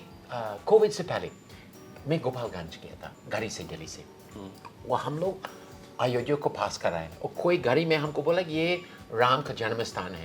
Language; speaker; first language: Hindi; non-native, fluent; English